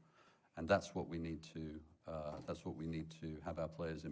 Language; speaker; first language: English; native; English